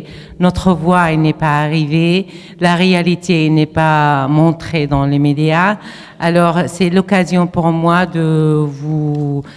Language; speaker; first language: French; non-native, fluent; Arabic